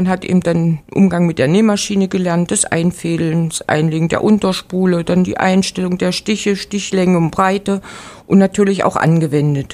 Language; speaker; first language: German; native; German